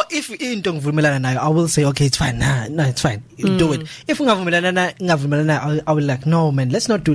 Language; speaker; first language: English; non-native, local second language; Zulu